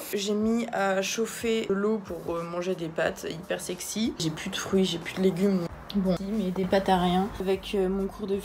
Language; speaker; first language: French; native; French